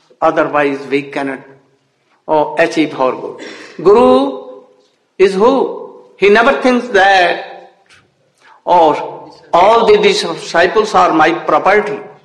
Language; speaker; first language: English; non-native, local second language; Hindi